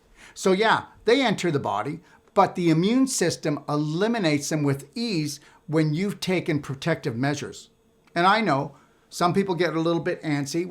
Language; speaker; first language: English; native; English